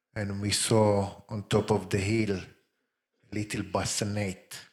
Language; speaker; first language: English; non-native, fluent; Hebrew